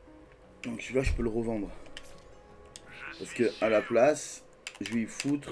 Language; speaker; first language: French; native; French